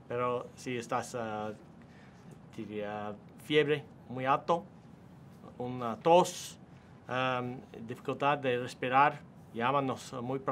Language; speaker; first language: Spanish; non-native, learner; English